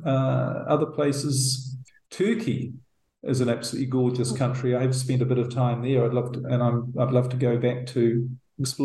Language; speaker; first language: English; native; English